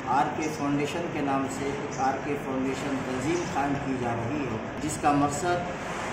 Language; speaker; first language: Hindi; non-native, local second language; Urdu